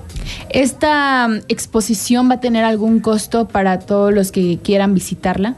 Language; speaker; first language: Spanish; native; Spanish